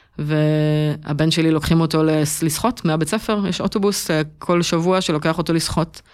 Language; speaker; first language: Hebrew; native; Hebrew